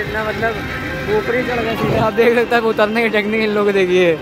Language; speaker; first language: Hindi; native; Hindi